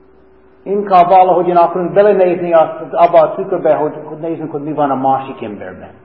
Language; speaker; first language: Hungarian; non-native, fluent; English